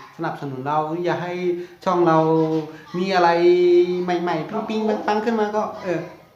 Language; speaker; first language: Thai; non-native, fluent; Shan